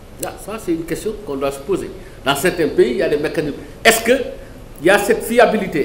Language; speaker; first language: French; non-native, local second language; Wolof